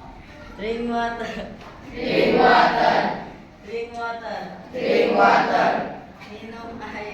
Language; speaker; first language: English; non-native, learner; Indonesian